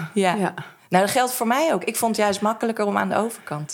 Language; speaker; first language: Dutch; native; Dutch